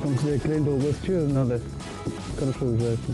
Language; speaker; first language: Russian; non-native, learner; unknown